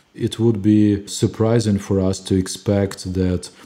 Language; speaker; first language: English; non-native, fluent; Ukrainian